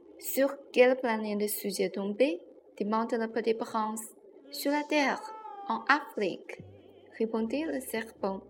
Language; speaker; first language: French; non-native, learner; Chinese